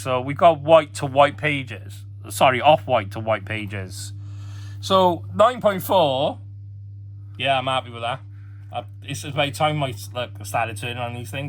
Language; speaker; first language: English; native; English